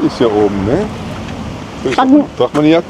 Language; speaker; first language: German; native; German